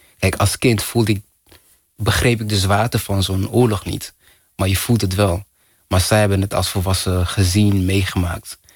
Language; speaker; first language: Dutch; early bilingual, other home language; Kinyarwanda